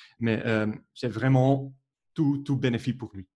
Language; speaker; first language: French; non-native, learner; Dutch